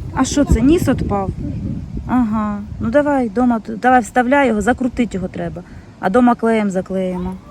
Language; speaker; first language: Ukrainian; native; Ukrainian